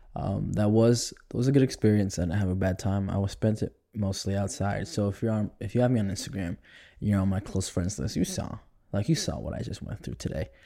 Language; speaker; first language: English; native; English